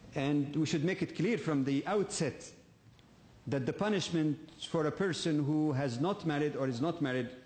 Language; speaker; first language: English; non-native, fluent; Arabic